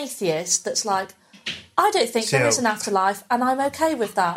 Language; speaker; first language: English; native; English